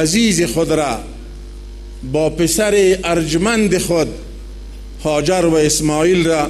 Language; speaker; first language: Persian; non-native, local second language; Pashto